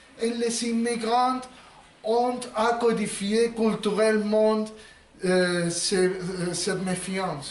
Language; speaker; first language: French; non-native, learner; Spanish